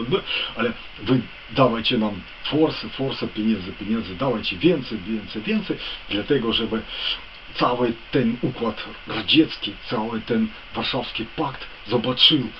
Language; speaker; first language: Polish; non-native, fluent; Ukrainian